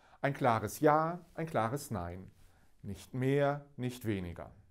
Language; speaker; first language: German; native; German